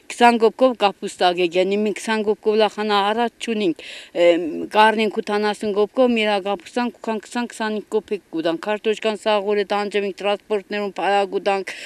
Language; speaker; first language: Armenian; native; Armenian